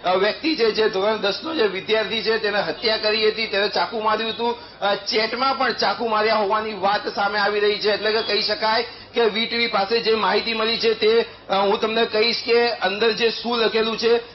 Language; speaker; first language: Gujarati; native; Gujarati